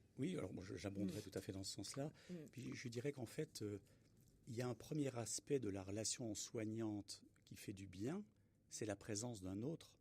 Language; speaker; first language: French; native; French